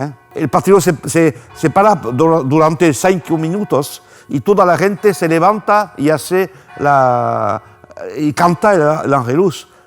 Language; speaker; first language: Spanish; non-native, fluent; French